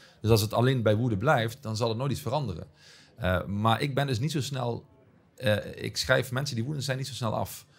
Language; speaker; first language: Dutch; native; Dutch